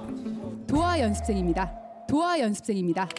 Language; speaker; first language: Korean; native; Korean